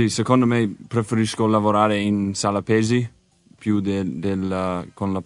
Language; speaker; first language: Italian; non-native, learner; English